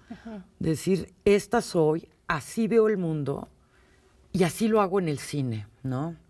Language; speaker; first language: Spanish; native; Spanish